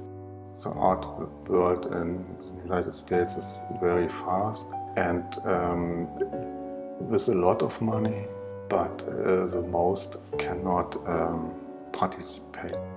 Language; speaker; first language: English; non-native, learner; German